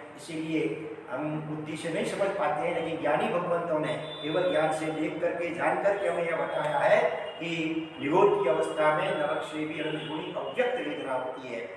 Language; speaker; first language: Hindi; non-native, local second language; Gujarati